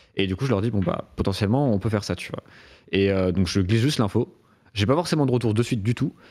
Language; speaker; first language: French; native; French